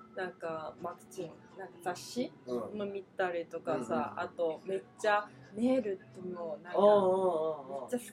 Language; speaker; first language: Japanese; non-native, fluent; Chinese